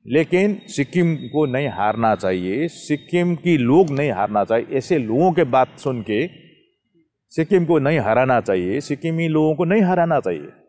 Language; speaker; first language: Hindi; non-native, local second language; Nepali